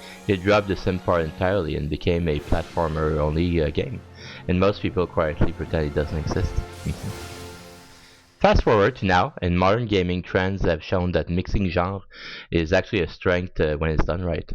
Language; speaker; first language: English; native; English